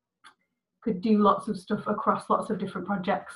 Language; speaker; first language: English; native; English